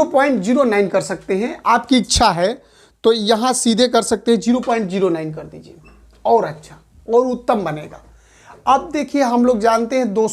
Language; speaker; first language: Hindi; native; Hindi